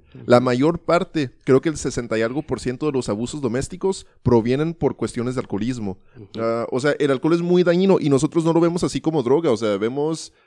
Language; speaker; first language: Spanish; early bilingual, heritage; Spanish